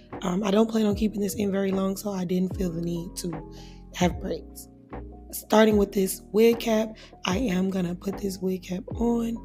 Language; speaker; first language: English; native; English